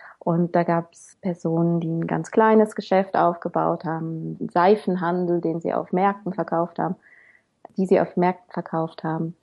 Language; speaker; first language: German; native; German